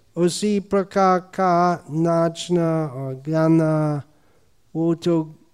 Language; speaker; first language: Hindi; non-native, fluent; English